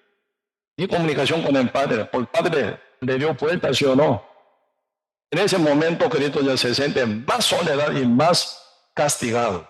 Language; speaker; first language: Spanish; non-native, learner; Korean